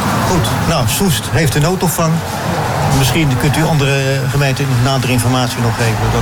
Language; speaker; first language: Dutch; native; Dutch